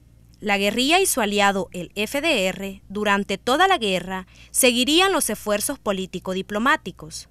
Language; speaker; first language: Spanish; native; Spanish